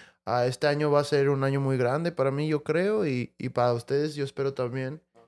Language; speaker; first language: Spanish; early bilingual, heritage; Spanish